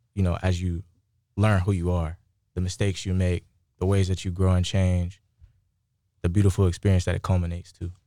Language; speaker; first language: English; native; English